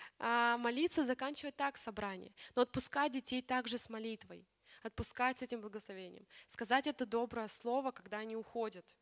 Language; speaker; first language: Russian; native; Russian